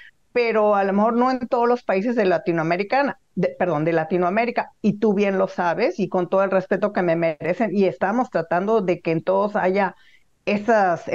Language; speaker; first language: Spanish; native; Spanish